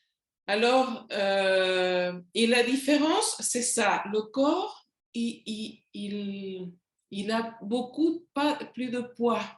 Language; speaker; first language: French; non-native, learner; Spanish